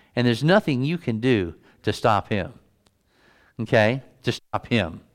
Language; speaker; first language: English; native; English